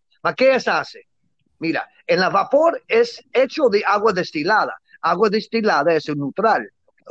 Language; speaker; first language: Spanish; non-native, learner; English